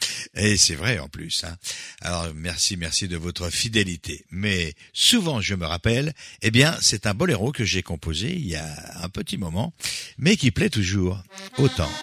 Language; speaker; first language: French; native; French